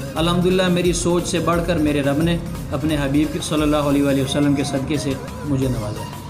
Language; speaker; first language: Urdu; non-native, local second language; Pashto